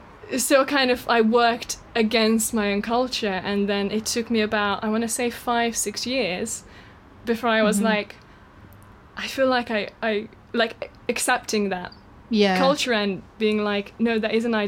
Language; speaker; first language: English; non-native, fluent; Hungarian